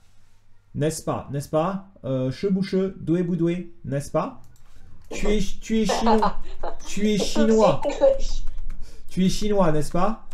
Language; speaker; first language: French; native; French